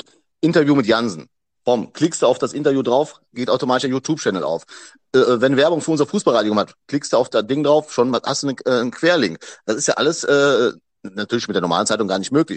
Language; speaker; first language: German; native; German